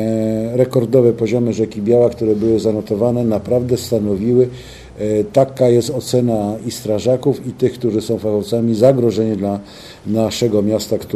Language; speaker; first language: Polish; native; Polish